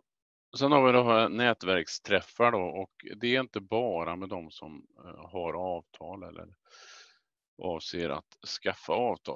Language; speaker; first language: Swedish; native; Swedish